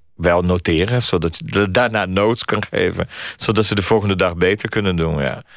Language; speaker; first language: Dutch; non-native, fluent; Portuguese